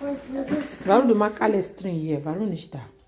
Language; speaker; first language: German; non-native, learner; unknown